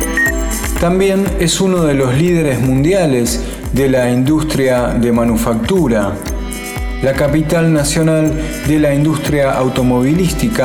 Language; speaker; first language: Spanish; native; Spanish